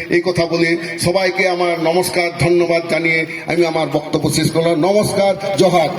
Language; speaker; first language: Bangla; non-native, local second language; Santali